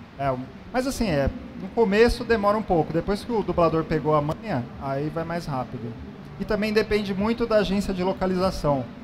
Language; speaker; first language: Portuguese; native; Portuguese